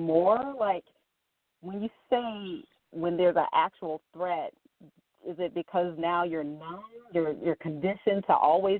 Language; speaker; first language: English; native; English